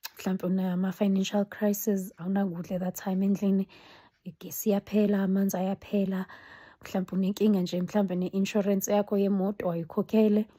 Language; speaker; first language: Zulu; native; Zulu